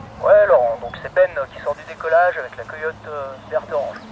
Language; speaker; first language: French; native; French